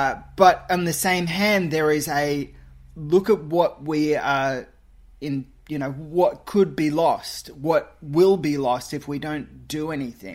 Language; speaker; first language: English; native; English